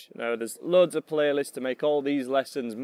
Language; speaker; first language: English; native; English